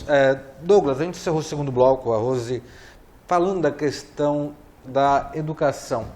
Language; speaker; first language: Portuguese; native; Portuguese